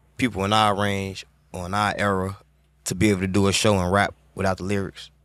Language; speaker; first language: English; native; English